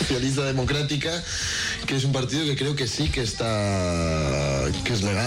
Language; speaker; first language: Spanish; native; Spanish